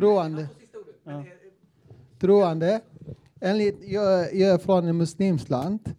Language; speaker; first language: Swedish; non-native, learner; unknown